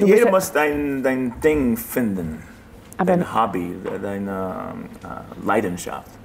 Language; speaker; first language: German; non-native, learner; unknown